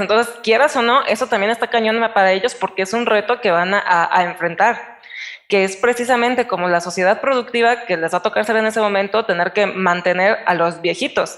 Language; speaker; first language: Spanish; native; Spanish